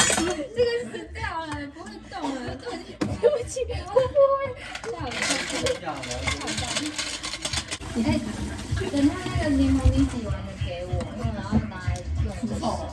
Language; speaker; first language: Chinese; native; Chinese